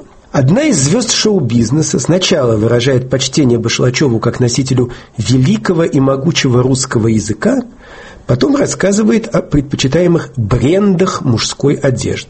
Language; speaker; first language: Russian; native; Russian